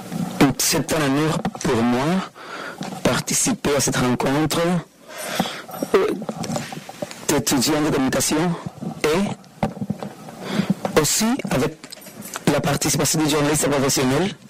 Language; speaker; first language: French; non-native, fluent; Spanish